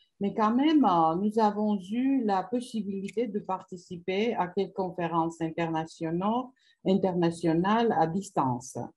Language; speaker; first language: French; non-native, fluent; Georgian